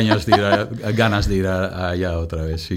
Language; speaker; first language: Spanish; non-native, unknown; Dutch